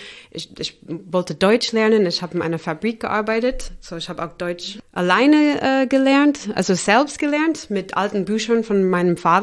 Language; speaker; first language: German; non-native, fluent; English